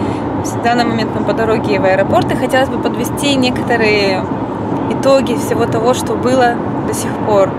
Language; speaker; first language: Russian; native; Russian